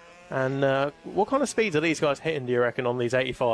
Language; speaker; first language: English; native; English